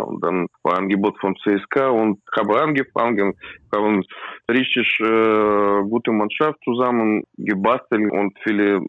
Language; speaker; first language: German; non-native, learner; Russian